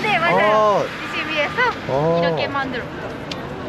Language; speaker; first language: Korean; non-native, learner; Japanese